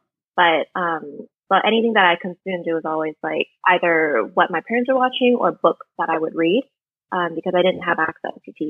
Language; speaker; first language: English; native; English